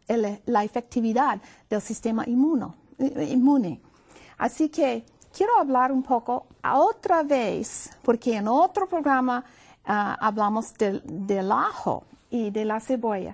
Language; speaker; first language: Spanish; non-native, fluent; English